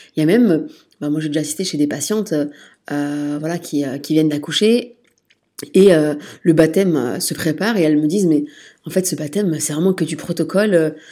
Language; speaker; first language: French; native; French